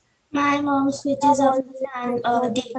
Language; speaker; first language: English; non-native, learner; Hindi